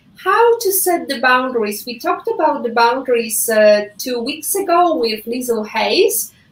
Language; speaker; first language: English; non-native, fluent; Polish